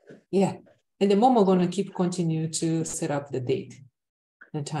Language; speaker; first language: English; non-native, fluent; Japanese